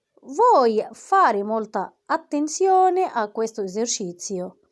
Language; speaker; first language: Italian; non-native, fluent; Arabic